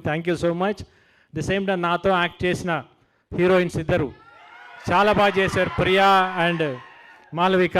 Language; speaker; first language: Telugu; native; Telugu